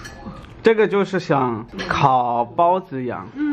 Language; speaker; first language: Chinese; non-native, fluent; German